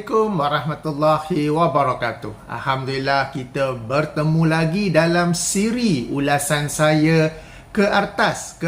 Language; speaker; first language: Malay; native; Malay